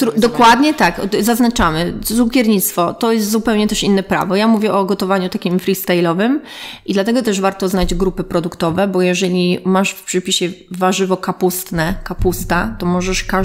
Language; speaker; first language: Polish; native; Polish